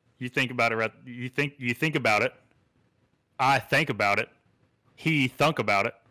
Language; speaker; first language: English; native; English